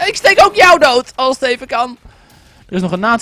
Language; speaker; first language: Dutch; native; Dutch